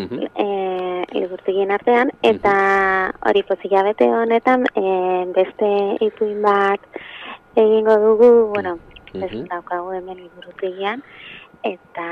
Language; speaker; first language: Basque; non-native, local second language; Spanish